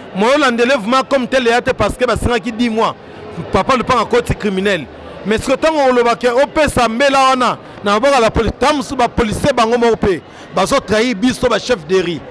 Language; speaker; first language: Lingala; native; Lingala